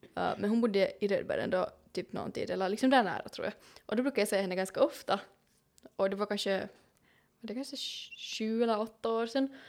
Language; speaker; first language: Swedish; native; Swedish